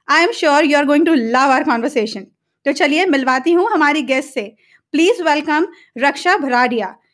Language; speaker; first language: Hindi; native; Hindi